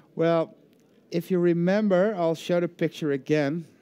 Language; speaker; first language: English; non-native, fluent; Dutch